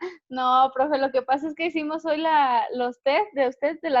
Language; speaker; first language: Spanish; native; Spanish